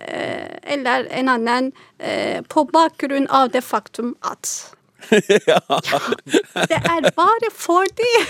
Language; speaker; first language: Norwegian; non-native, fluent; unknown